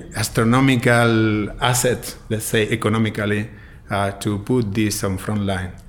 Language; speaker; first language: English; non-native, fluent; Spanish